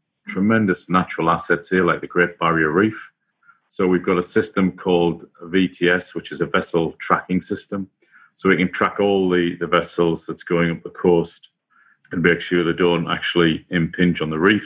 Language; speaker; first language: English; native; English